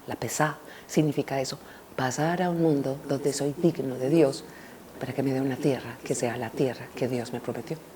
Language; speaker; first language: Spanish; native; Spanish